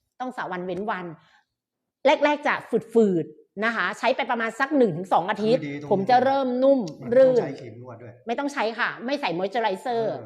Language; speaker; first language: Thai; native; Thai